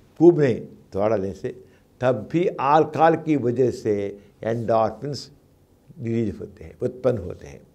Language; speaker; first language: Hindi; non-native, local second language; Telugu